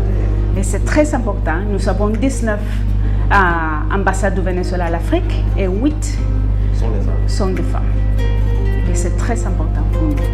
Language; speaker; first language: French; non-native, fluent; Spanish